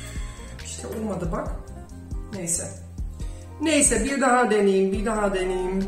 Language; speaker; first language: Turkish; non-native, fluent; Dutch